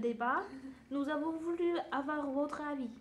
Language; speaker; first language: French; non-native, learner; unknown